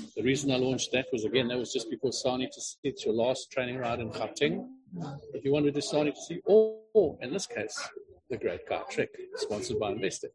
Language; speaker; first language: English; native; English